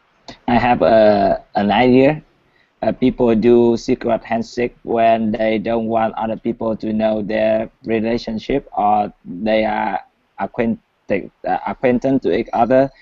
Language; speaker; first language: English; non-native, learner; Vietnamese